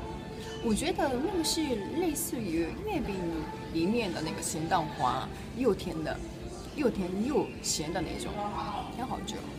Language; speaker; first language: Chinese; non-native, fluent; Japanese